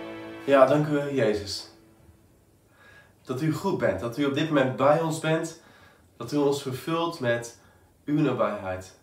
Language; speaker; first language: Dutch; native; Dutch